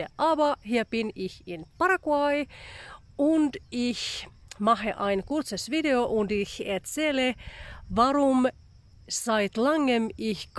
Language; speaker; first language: German; non-native, fluent; Finnish